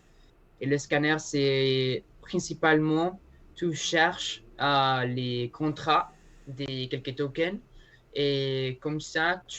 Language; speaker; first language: French; non-native, learner; Spanish